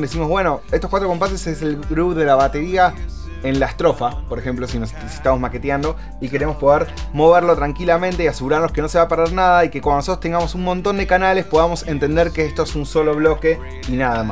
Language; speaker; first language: Spanish; native; Spanish